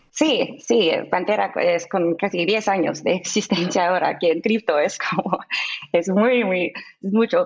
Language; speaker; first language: Spanish; non-native, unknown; English